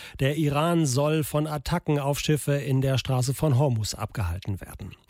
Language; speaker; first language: German; native; German